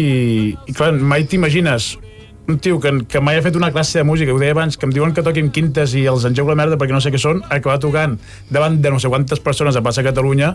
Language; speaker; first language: Catalan; native; Catalan